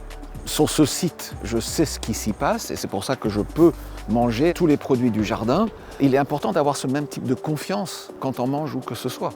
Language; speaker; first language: French; native; French